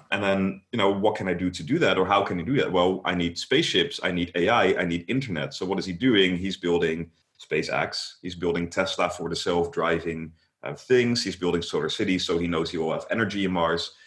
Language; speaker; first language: English; non-native, fluent; Dutch